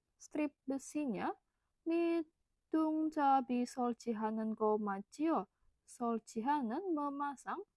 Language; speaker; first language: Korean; non-native, fluent; Indonesian